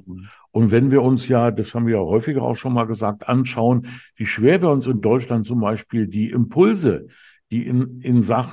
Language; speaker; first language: German; native; German